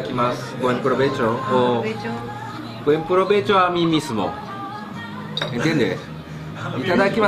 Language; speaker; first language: Spanish; non-native, learner; Japanese